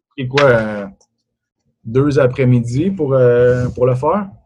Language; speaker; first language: French; native; French